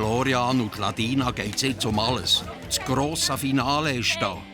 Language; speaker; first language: German; native; German